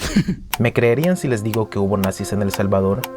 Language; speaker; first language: Spanish; native; Spanish